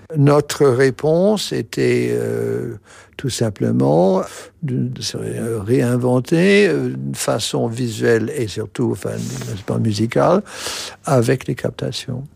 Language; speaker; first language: French; non-native, fluent; English